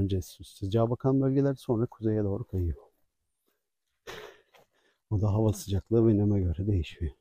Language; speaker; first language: Turkish; native; Turkish